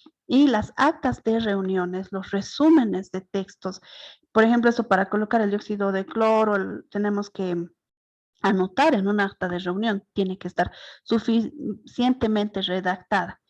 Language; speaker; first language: Spanish; native; Spanish